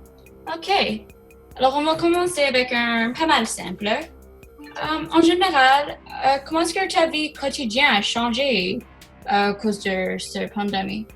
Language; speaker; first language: French; non-native, learner; English